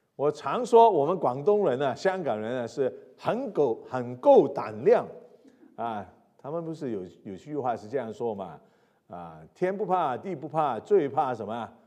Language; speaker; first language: Chinese; non-native, local second language; Cantonese